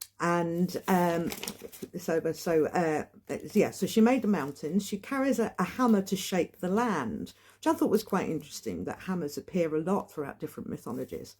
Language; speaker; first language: English; native; English